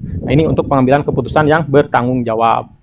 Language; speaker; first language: Indonesian; non-native, local second language; Sundanese